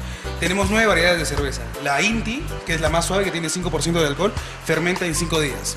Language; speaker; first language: Spanish; native; Spanish